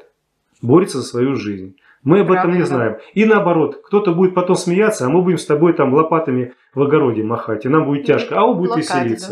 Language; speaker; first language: Russian; native; Russian